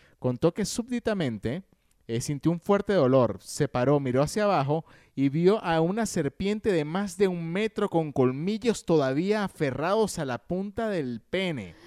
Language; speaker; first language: Spanish; native; Spanish